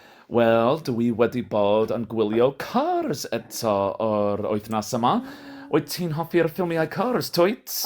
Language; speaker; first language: Welsh; non-native, learner; English